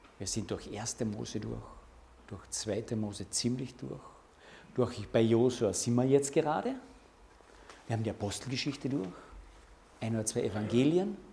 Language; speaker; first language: German; native; German